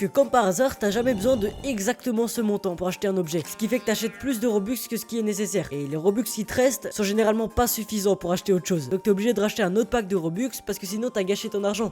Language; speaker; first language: French; native; French